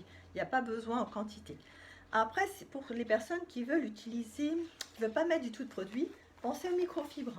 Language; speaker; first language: French; native; French